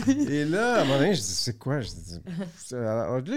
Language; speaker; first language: French; native; French